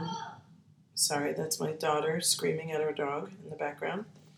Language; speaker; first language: English; native; English